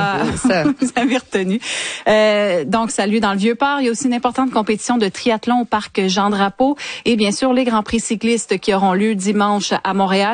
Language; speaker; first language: French; native; French